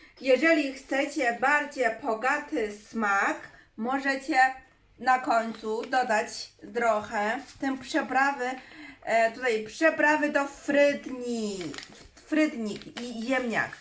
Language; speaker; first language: Polish; non-native, learner; Chinese